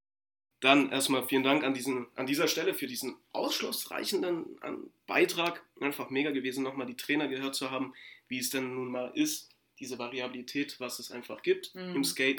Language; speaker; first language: German; native; German